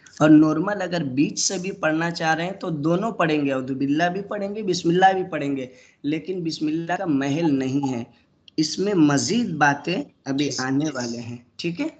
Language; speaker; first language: Urdu; native; Urdu